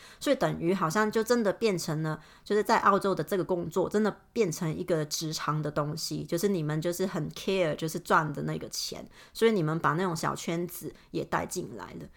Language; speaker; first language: Chinese; non-native, local second language; Cantonese